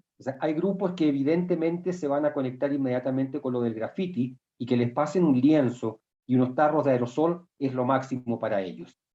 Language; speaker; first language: Spanish; native; Spanish